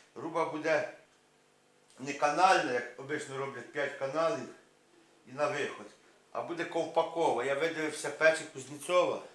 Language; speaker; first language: Ukrainian; native; Ukrainian